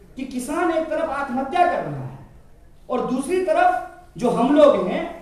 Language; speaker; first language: Hindi; native; Hindi